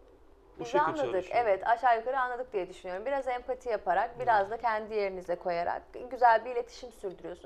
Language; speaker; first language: Turkish; native; Turkish